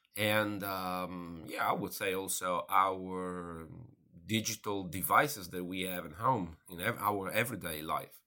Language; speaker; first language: English; non-native, fluent; Italian